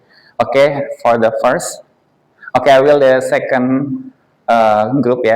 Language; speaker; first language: English; non-native, fluent; Indonesian